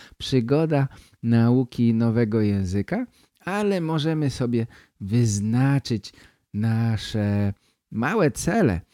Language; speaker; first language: Polish; native; Polish